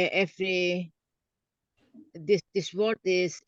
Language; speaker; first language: English; non-native, learner; Indonesian